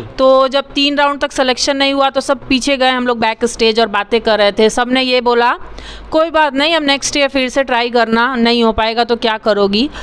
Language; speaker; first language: Hindi; native; Hindi